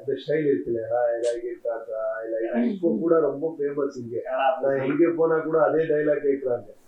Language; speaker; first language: Tamil; non-native, learner; Kannada